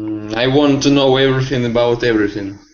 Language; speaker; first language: English; non-native, learner; Russian